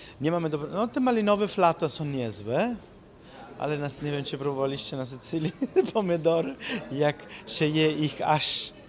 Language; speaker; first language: Polish; non-native, fluent; Italian